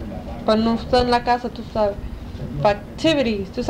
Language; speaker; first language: Spanish; early bilingual, heritage; Spanish